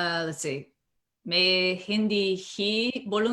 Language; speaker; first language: Hindi; non-native, learner; English